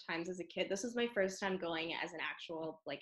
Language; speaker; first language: English; native; English